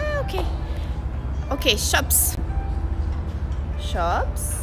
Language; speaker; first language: English; non-native, fluent; French